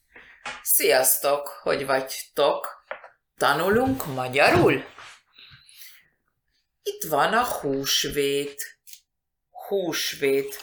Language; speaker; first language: Hungarian; early bilingual, heritage; Hungarian